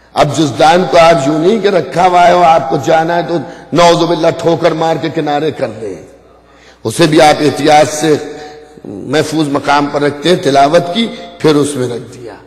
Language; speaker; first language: Urdu; native; Urdu